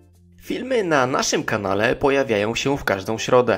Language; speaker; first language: Polish; native; Polish